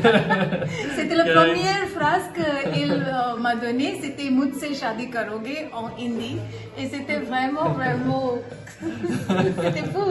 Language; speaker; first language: French; non-native, learner; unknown